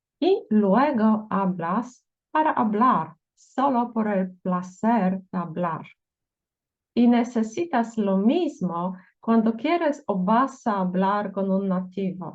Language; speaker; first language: Spanish; non-native, fluent; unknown